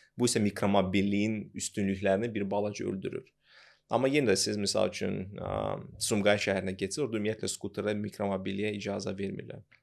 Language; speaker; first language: Azerbaijani; non-native, local second language; Russian